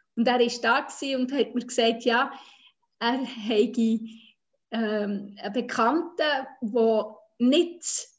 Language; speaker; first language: German; non-native, fluent; Swiss German